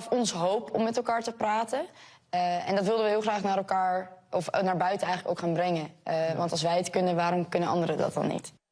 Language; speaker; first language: Dutch; native; Dutch